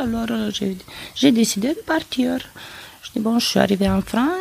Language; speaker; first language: French; non-native, fluent; Romanian